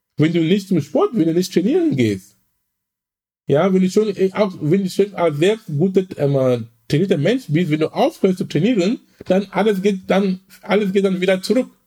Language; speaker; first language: German; non-native, fluent; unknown